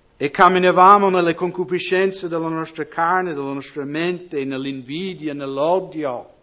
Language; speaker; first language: Italian; non-native, fluent; English